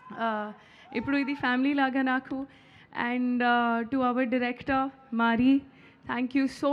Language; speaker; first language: Telugu; non-native, learner; Hindi